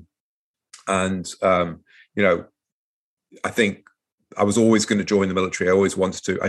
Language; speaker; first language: English; native; English